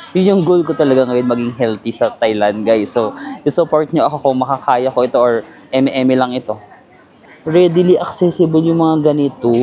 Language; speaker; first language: Filipino; native; Filipino